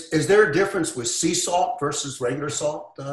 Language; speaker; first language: English; native; English